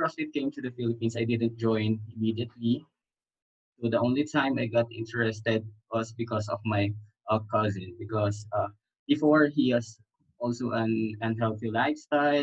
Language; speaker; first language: English; non-native, local second language; Filipino